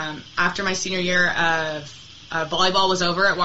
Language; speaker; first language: English; native; English